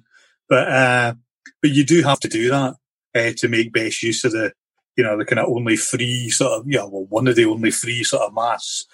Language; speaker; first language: English; native; English